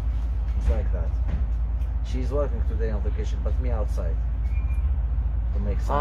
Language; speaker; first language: English; non-native, learner; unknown